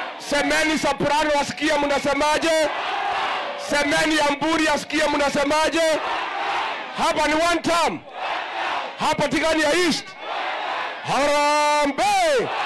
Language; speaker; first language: Swahili; non-native, local second language; Kikuyu